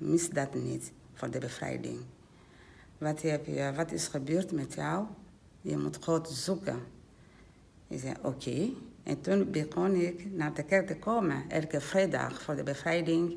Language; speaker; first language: Dutch; non-native, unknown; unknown